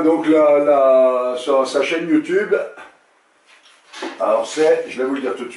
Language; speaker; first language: French; native; French